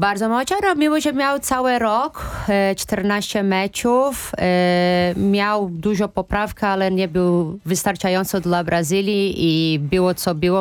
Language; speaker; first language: Polish; non-native, fluent; Portuguese